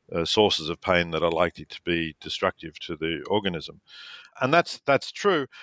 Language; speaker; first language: English; native; English